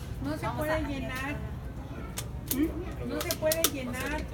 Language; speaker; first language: Spanish; native; Spanish